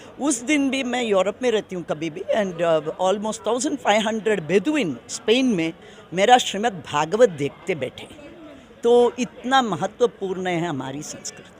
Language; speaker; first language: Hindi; non-native, local second language; Tamil